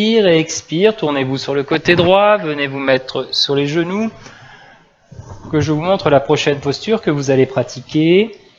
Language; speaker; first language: French; native; French